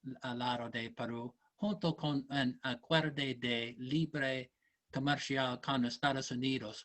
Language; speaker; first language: Spanish; non-native, learner; English